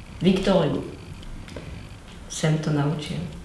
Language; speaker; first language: Czech; non-native, fluent; French